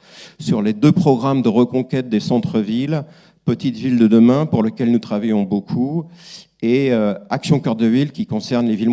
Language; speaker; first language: French; native; French